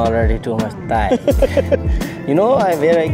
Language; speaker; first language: English; non-native, learner; Urdu